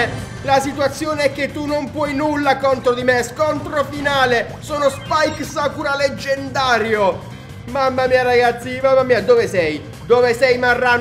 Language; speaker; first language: Italian; native; Italian